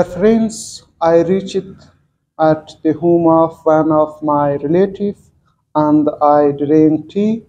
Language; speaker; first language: English; non-native, learner; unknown